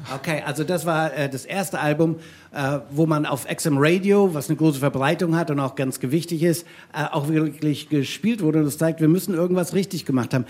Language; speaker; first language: German; native; German